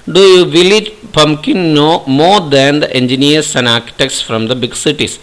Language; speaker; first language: English; non-native, local second language; Malayalam